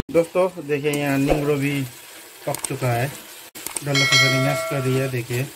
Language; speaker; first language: Hindi; non-native, local second language; Nepali